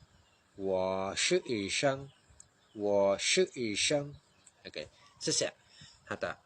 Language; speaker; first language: Chinese; non-native, fluent; Khmer